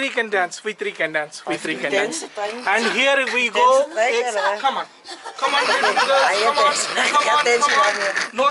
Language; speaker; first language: English; non-native, local second language; Telugu